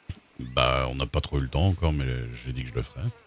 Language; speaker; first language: French; native; French